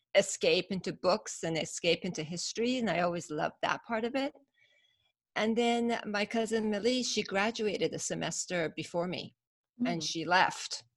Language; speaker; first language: English; early bilingual, other home language; Persian